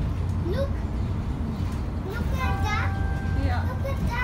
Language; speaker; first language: Portuguese; early bilingual, heritage; Portuguese